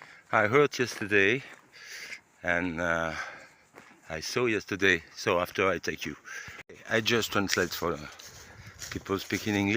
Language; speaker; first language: English; non-native, learner; French